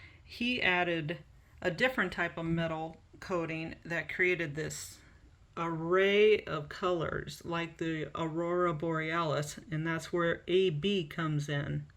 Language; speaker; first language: English; native; English